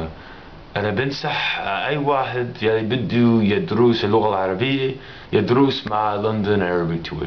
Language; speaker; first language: Arabic; non-native, learner; English